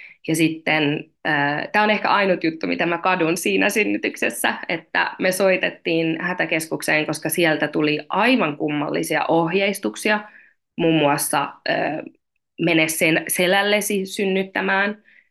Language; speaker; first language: Finnish; non-native, fluent; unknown